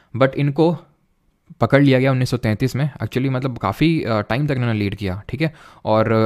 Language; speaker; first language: Hindi; native; Hindi